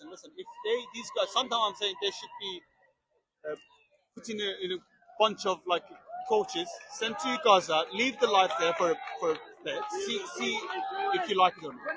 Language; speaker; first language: English; non-native, fluent; Persian